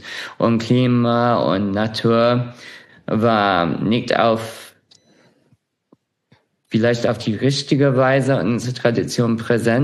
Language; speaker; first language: German; non-native, fluent; English